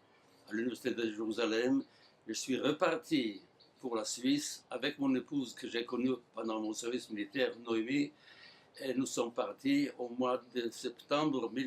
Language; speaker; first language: French; non-native, fluent; Hebrew